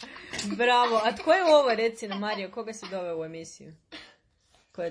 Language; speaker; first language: Serbian; native; Serbian